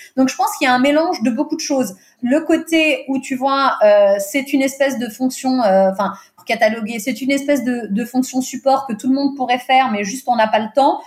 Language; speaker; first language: French; early bilingual, other home language; Portuguese